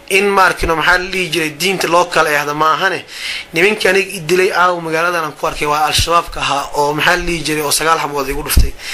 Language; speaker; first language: Somali; non-native, local second language; Maay